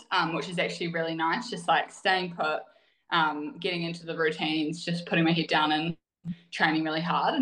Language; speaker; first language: English; native; English